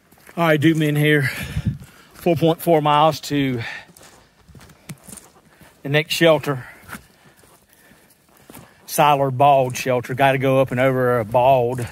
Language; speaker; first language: English; native; English